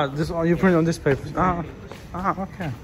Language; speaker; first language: English; non-native, fluent; German